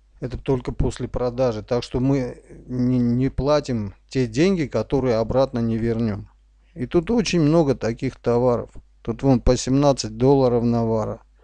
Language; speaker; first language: Russian; non-native, local second language; Armenian